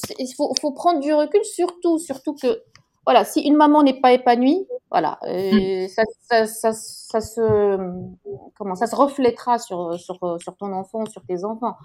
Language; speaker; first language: French; non-native, local second language; Arabic